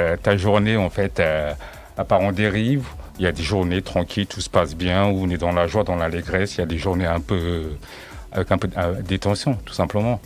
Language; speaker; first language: French; native; French